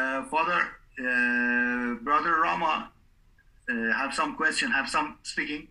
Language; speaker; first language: English; non-native, learner; Persian